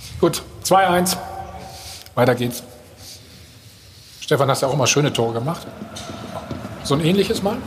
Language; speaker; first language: German; native; German